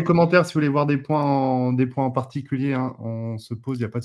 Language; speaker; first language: French; native; French